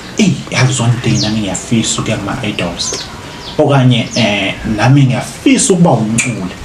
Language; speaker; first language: Zulu; native; Zulu